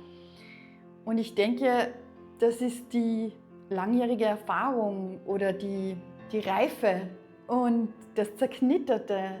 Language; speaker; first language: German; native; German